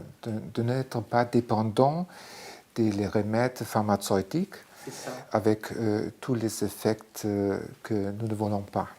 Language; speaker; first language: French; non-native, fluent; German